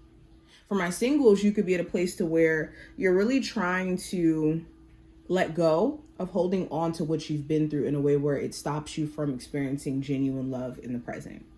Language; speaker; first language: English; native; English